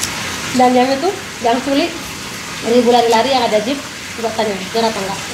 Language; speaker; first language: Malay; non-native, local second language; Javanese